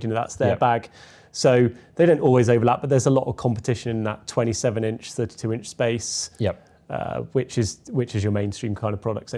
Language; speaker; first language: English; native; English